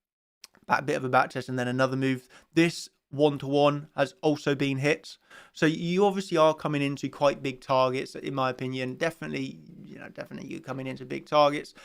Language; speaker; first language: English; native; English